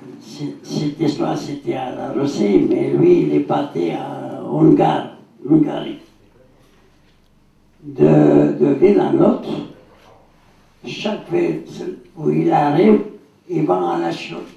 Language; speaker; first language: French; non-native, learner; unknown